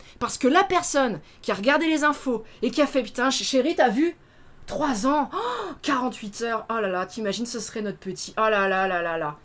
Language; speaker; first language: French; native; French